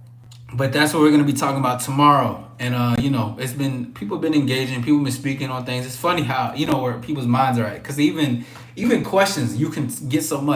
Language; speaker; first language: English; native; English